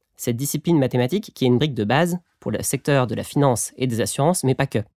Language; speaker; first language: French; native; French